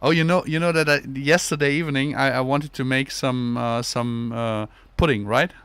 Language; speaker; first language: English; non-native, fluent; German